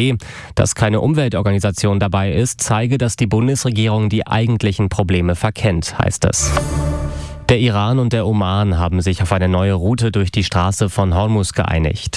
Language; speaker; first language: German; native; German